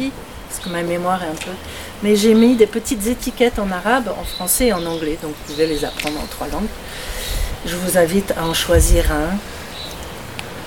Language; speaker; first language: French; non-native, local second language; Arabic